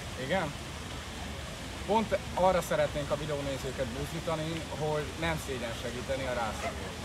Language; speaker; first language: Hungarian; native; Hungarian